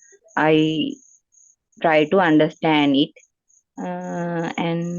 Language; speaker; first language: English; non-native, learner; Sinhala